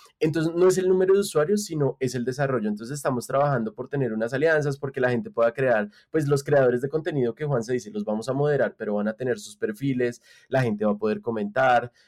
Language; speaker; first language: Spanish; native; Spanish